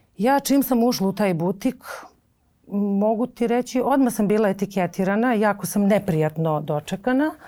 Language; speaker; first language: Serbian; native; Serbian